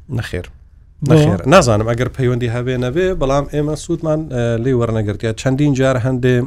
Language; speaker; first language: Central Kurdish; non-native, local second language; Kurdish